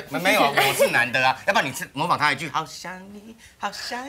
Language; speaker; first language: Chinese; native; Chinese